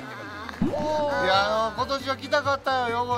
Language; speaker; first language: Japanese; native; Japanese